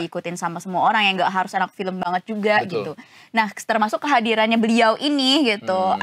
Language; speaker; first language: Indonesian; native; Indonesian